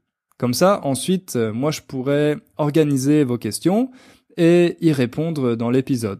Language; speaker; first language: French; native; French